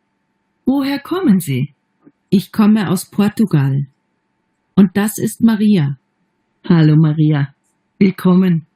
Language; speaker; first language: German; non-native, learner; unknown